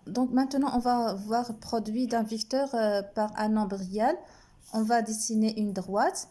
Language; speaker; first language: French; non-native, local second language; Arabic